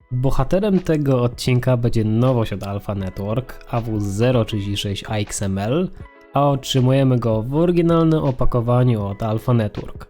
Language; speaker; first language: Polish; native; Polish